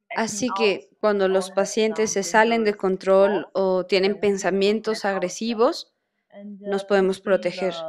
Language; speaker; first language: Spanish; non-native, fluent; Chinese